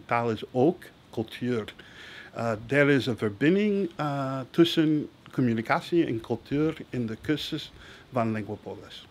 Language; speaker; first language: Dutch; non-native, fluent; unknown